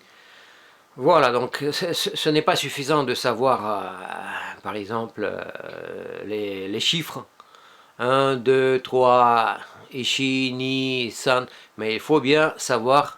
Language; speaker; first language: French; non-native, fluent; Russian